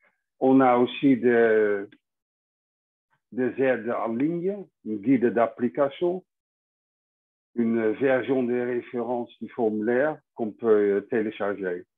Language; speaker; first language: French; non-native, fluent; Dutch